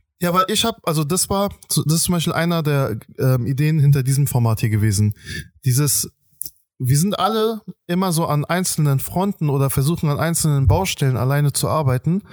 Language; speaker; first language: German; early bilingual, other home language; Persian